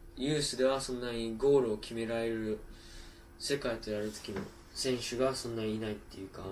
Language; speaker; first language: Japanese; early bilingual, heritage; Japanese